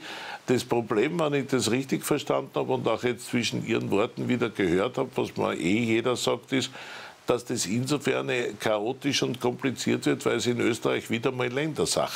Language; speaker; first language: German; native; German